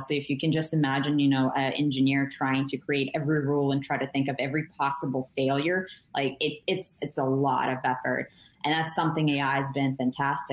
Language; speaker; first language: English; native; English